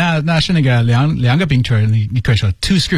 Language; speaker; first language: Chinese; non-native, learner; English